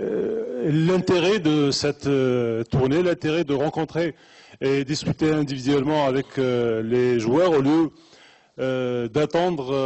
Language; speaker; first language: French; non-native, local second language; Arabic